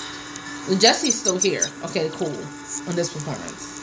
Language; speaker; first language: English; native; English